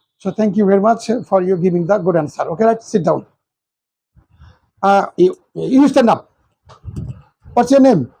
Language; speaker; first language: English; non-native, local second language; Bangla